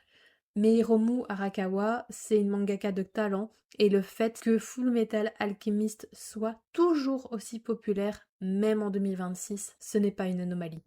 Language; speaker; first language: French; native; French